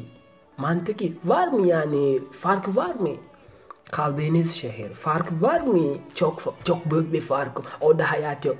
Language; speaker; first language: Turkish; non-native, learner; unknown